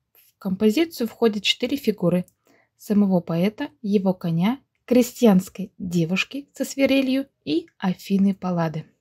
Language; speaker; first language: Russian; native; Russian